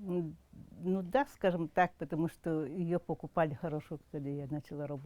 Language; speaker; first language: Russian; non-native, local second language; Yakut